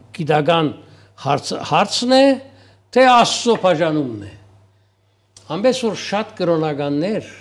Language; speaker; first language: Armenian; early bilingual, heritage; Armenian